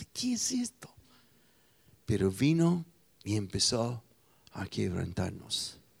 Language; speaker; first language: Spanish; non-native, fluent; English